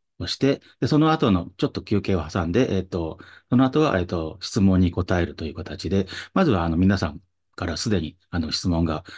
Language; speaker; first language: Japanese; native; Japanese